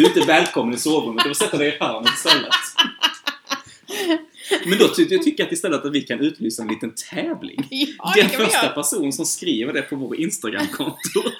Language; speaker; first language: Swedish; native; Swedish